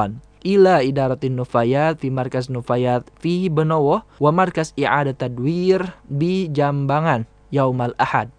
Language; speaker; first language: Arabic; non-native, fluent; Indonesian